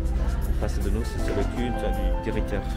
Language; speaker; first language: French; non-native, fluent; Vietnamese